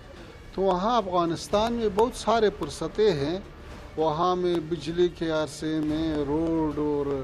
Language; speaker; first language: Hindi; non-native, fluent; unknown